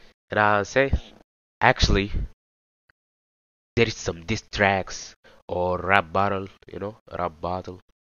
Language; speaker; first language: English; non-native, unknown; Arabic